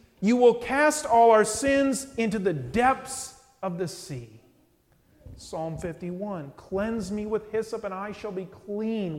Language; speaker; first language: English; native; English